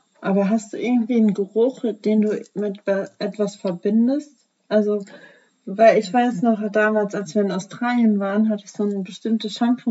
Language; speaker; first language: German; native; German